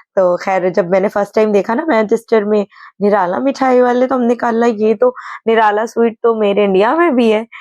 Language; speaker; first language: Hindi; native; Hindi